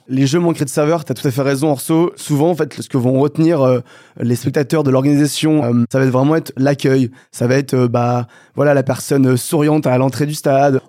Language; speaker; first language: French; native; French